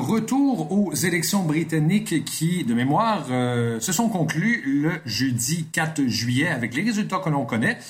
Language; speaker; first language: French; native; French